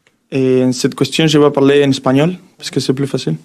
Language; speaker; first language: French; non-native, learner; Spanish